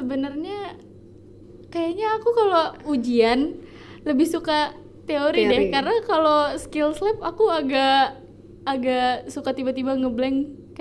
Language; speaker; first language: Indonesian; native; Indonesian